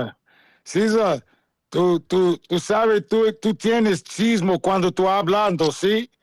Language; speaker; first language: Spanish; non-native, learner; English